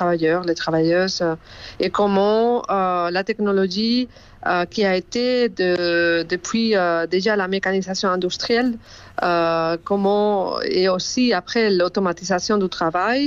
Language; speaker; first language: French; non-native, fluent; Spanish